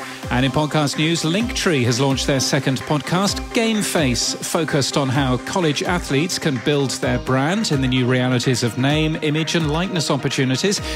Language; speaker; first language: English; native; English